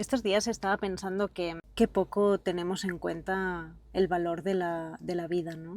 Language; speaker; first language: Spanish; native; Spanish